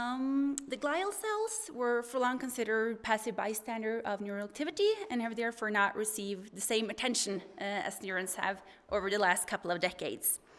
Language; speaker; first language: English; non-native, fluent; Norwegian